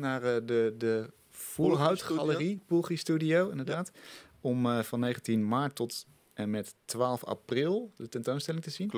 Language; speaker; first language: Dutch; native; Dutch